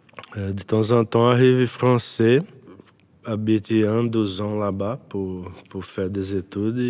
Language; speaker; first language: French; non-native, learner; Portuguese